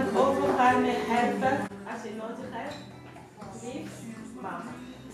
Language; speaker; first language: Dutch; non-native, fluent; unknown